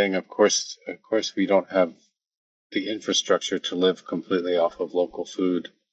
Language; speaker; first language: English; native; English